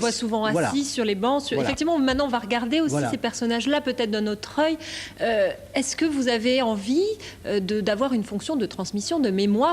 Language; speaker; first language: French; native; French